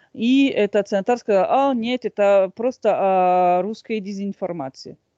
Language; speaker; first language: Russian; non-native, fluent; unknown